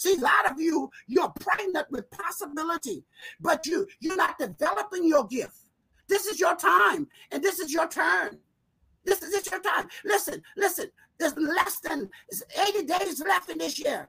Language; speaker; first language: English; native; English